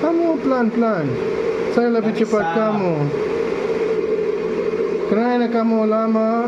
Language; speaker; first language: Indonesian; non-native, learner; English